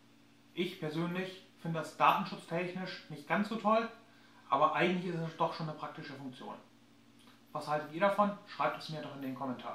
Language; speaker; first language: German; native; German